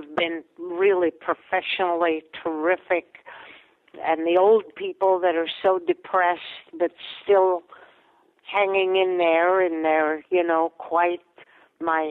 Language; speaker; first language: English; non-native, fluent; Latvian